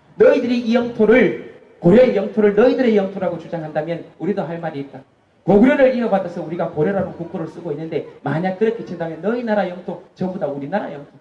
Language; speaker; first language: Korean; native; Korean